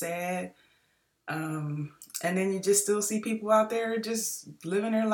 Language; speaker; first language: English; native; English